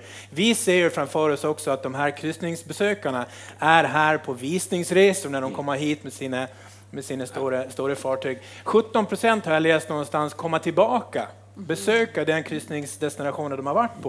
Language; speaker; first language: Swedish; native; Swedish